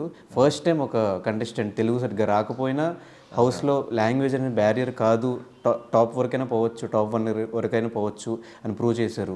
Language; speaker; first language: Telugu; native; Telugu